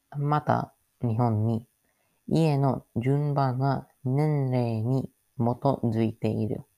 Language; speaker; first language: Japanese; non-native, learner; English